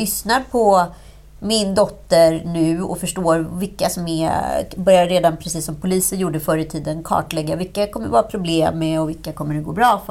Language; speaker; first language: Swedish; native; Swedish